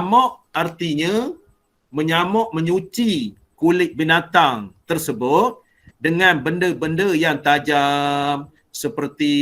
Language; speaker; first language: Malay; native; Malay